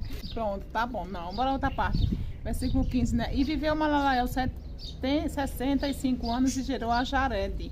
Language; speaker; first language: Portuguese; native; Portuguese